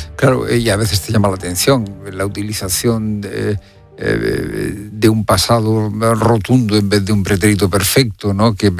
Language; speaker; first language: Spanish; native; Spanish